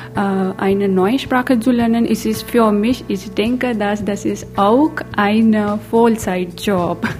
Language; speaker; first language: German; non-native, learner; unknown